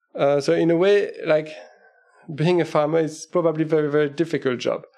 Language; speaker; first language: English; non-native, fluent; French